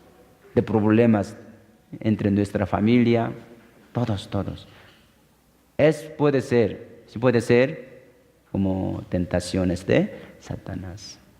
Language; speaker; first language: Spanish; non-native, fluent; Korean